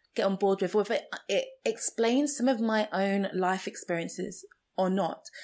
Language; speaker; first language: English; non-native, local second language; Igbo